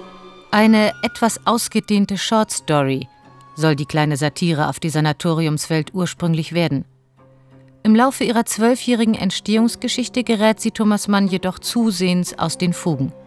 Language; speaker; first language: German; native; German